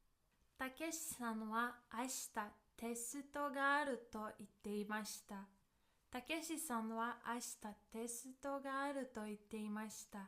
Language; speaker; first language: Japanese; non-native, fluent; English